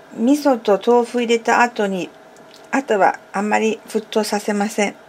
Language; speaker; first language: Japanese; non-native, fluent; Persian